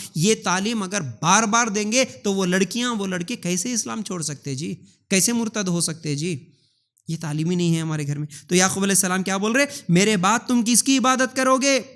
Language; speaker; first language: Urdu; native; Urdu